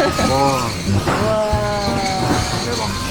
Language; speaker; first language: Korean; native; Korean